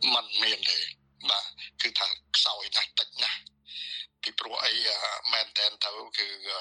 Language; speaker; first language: Khmer; native; Khmer